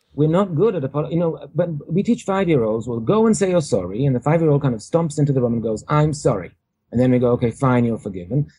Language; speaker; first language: English; native; English